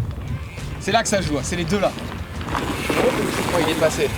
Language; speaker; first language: French; native; French